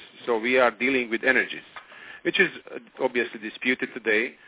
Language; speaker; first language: English; non-native, fluent; Croatian